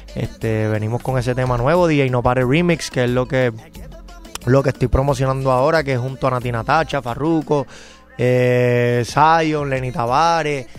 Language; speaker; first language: Spanish; native; Spanish